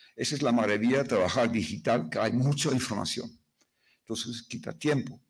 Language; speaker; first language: Spanish; non-native, fluent; Dutch